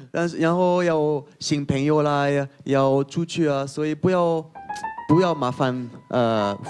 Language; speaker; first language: Chinese; non-native, fluent; French